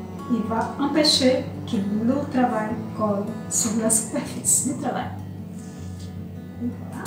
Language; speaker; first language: French; non-native, fluent; Portuguese